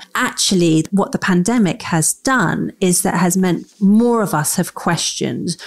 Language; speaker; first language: English; native; English